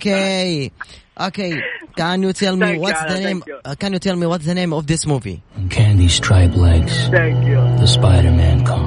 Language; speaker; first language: English; non-native, learner; Arabic